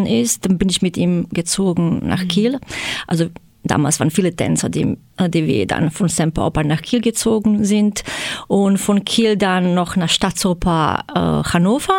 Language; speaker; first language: German; non-native, fluent; Croatian